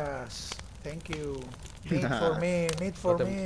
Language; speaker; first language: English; non-native, learner; Spanish